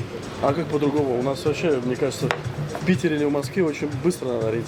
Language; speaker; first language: Russian; native; Russian